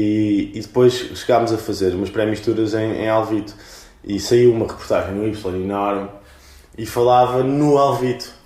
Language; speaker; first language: Portuguese; native; Portuguese